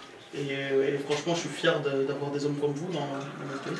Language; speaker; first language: French; early bilingual, other home language; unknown